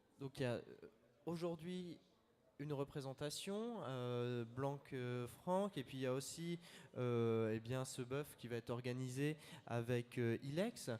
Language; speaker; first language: French; native; French